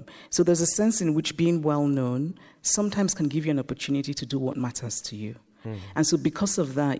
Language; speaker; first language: English; non-native, local second language; Igbo